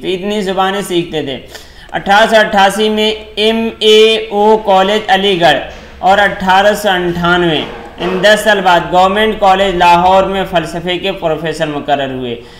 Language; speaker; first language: Urdu; native; Urdu